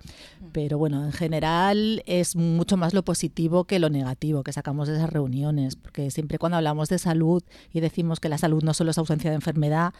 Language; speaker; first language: Spanish; native; Spanish